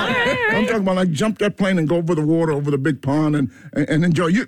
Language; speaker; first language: English; native; English